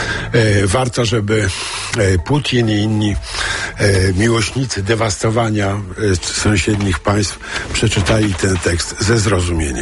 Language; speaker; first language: Polish; native; Polish